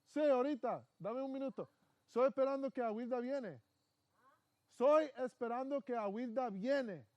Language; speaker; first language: Spanish; early bilingual, heritage; Spanish